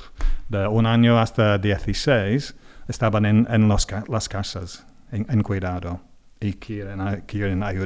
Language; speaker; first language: Spanish; non-native, learner; English